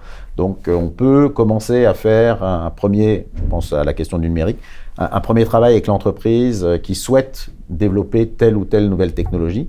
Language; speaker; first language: French; native; French